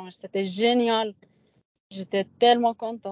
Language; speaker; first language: French; non-native, learner; Persian